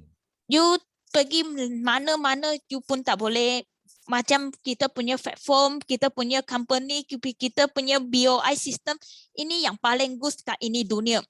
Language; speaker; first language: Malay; non-native, local second language; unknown